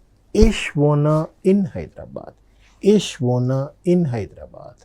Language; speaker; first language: German; non-native, fluent; Telugu